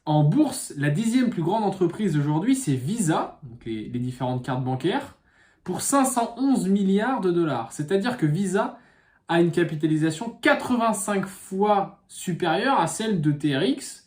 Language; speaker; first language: French; native; French